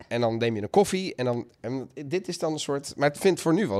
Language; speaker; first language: Dutch; native; Dutch